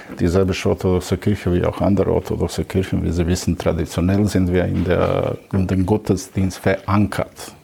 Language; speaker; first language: German; non-native, fluent; Serbian